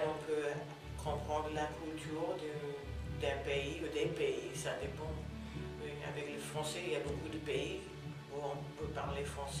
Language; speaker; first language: French; non-native, fluent; English